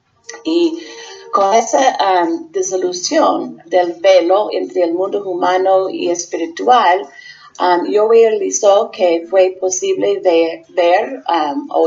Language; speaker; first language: Spanish; non-native, fluent; English